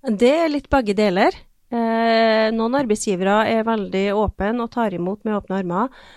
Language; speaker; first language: Norwegian; native; Norwegian